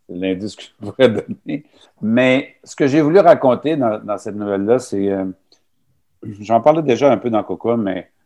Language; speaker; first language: French; native; French